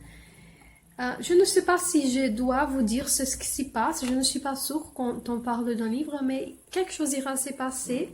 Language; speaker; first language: French; non-native, learner; English